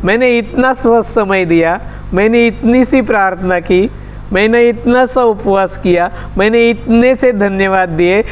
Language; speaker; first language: Hindi; non-native, local second language; Marathi